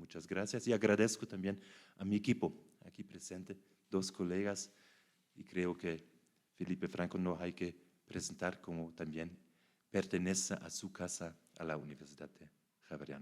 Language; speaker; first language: Spanish; non-native, fluent; German